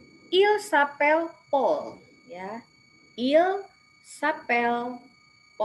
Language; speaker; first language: French; non-native, fluent; Indonesian